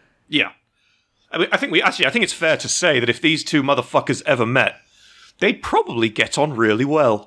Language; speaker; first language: English; native; English